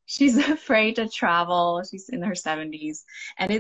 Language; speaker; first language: English; non-native, local second language; Cantonese